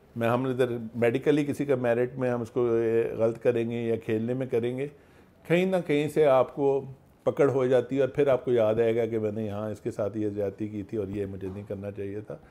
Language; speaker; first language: Urdu; non-native, local second language; Punjabi